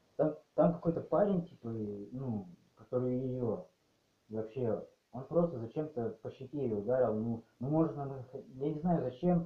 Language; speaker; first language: Russian; native; Russian